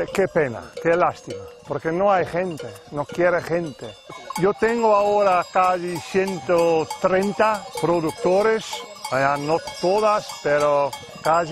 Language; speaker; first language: Spanish; non-native, learner; Dutch